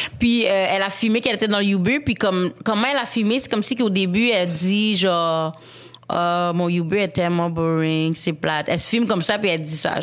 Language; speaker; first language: French; early bilingual, other home language; Haitian Creole